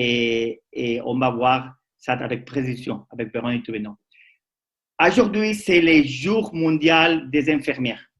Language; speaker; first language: French; non-native, learner; Spanish